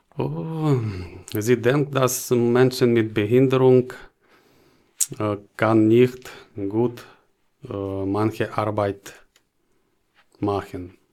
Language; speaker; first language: German; non-native, learner; Ukrainian